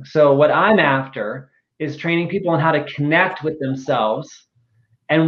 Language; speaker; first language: English; native; English